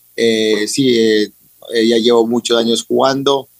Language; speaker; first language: Spanish; native; Spanish